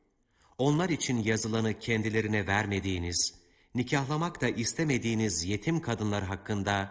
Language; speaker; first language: Turkish; native; Turkish